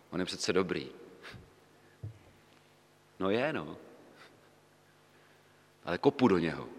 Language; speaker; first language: Czech; native; Czech